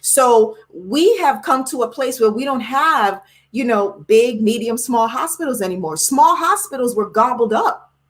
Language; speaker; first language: English; native; English